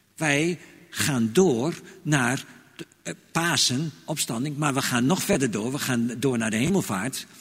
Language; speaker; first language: Dutch; native; Dutch